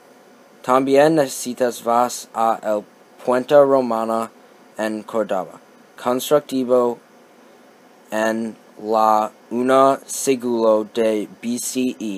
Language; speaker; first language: Spanish; non-native, learner; English